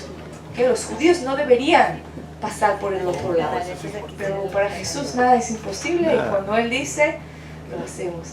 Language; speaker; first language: Spanish; non-native, fluent; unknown